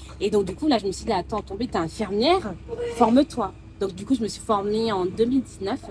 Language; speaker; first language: French; early bilingual, other home language; Soninke